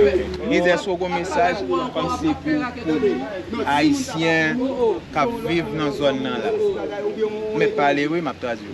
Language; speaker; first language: French; non-native, local second language; Haitian Creole